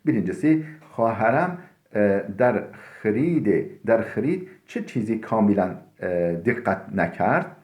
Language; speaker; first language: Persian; non-native, fluent; Turkish